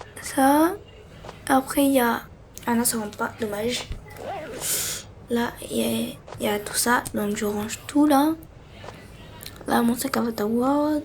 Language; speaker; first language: French; native; French